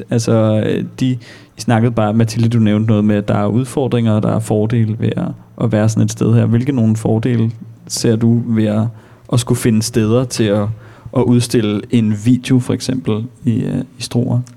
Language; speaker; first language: Danish; native; Danish